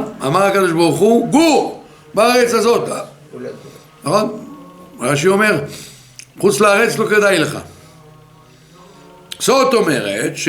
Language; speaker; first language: Hebrew; non-native, fluent; French